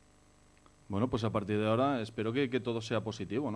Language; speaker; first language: Spanish; native; Spanish